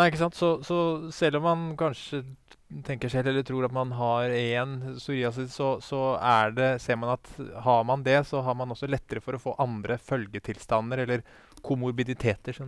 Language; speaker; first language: Norwegian; native; Norwegian